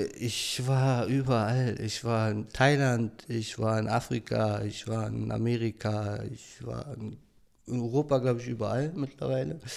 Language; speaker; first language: German; early bilingual, other home language; Polish